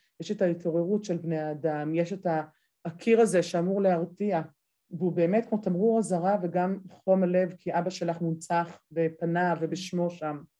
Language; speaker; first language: Hebrew; native; Hebrew